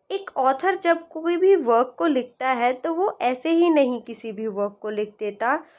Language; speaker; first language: Hindi; native; Hindi